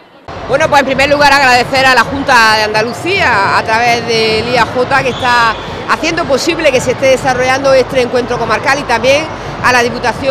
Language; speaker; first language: Spanish; native; Spanish